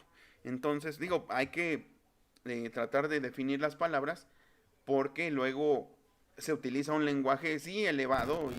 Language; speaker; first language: Spanish; native; Spanish